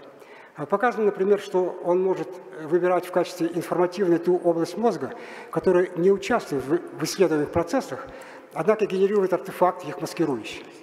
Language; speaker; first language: Russian; native; Russian